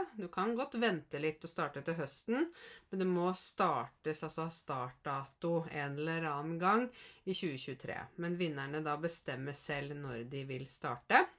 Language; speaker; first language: Norwegian; native; Norwegian